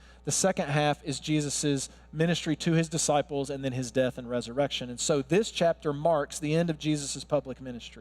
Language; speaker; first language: English; native; English